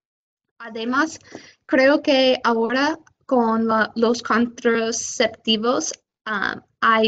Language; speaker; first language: Spanish; non-native, fluent; English